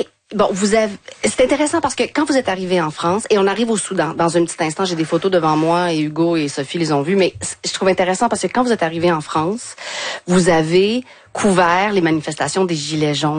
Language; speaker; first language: French; native; French